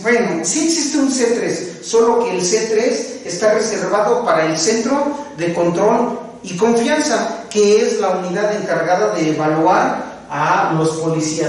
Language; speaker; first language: Spanish; native; Spanish